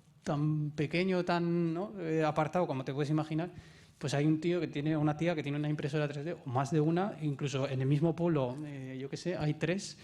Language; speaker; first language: Spanish; native; Spanish